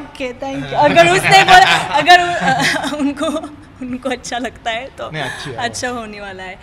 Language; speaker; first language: Hindi; non-native, fluent; Arabic